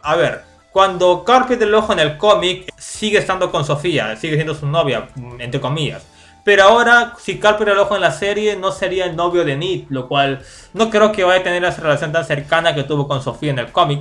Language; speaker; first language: Spanish; native; Spanish